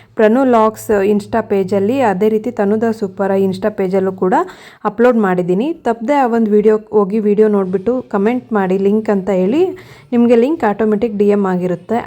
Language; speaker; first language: Kannada; native; Kannada